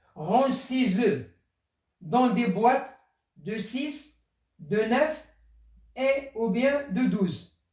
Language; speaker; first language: French; non-native, local second language; Arabic